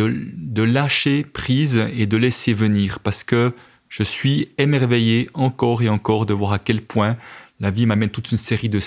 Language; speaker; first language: French; native; French